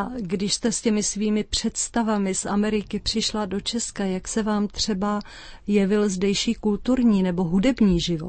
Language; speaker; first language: Czech; native; Czech